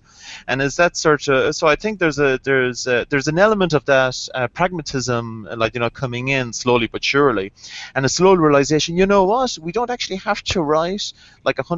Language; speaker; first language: English; native; English